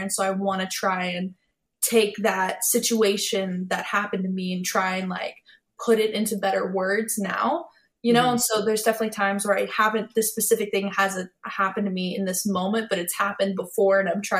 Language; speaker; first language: English; native; English